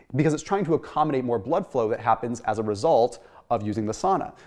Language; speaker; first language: English; native; English